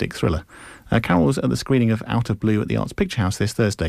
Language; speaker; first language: English; native; English